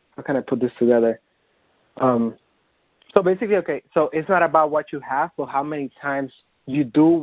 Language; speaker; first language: English; non-native, fluent; Spanish